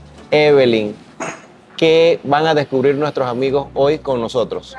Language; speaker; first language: Spanish; native; Spanish